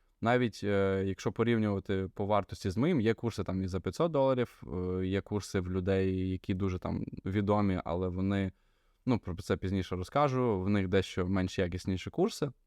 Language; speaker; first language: Ukrainian; non-native, local second language; Russian